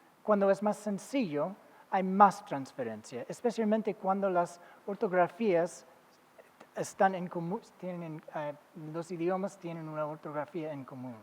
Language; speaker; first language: Spanish; non-native, fluent; English